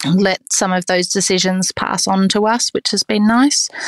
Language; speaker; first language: English; native; English